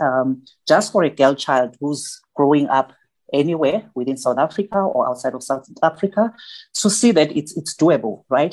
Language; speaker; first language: English; non-native, local second language; Zulu